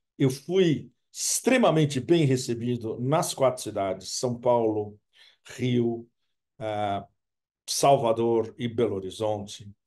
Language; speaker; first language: Portuguese; native; Portuguese